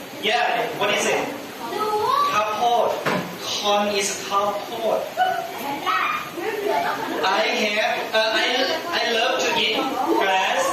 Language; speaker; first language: English; non-native, learner; Thai